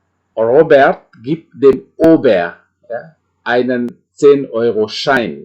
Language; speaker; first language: German; non-native, fluent; Indonesian